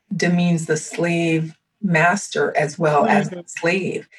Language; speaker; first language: English; early bilingual, other home language; French